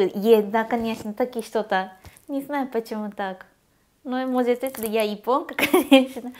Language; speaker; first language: Russian; non-native, learner; Japanese